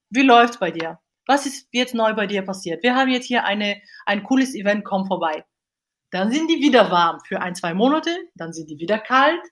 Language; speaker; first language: German; non-native, fluent; Bulgarian